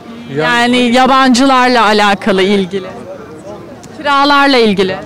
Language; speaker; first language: Turkish; native; Turkish